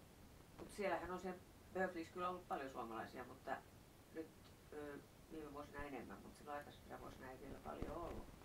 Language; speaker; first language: Finnish; native; Finnish